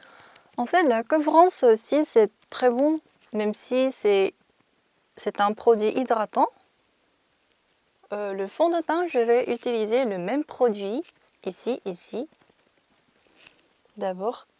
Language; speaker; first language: French; non-native, fluent; Korean